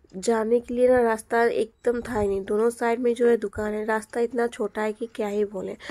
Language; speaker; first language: Hindi; non-native, local second language; Bangla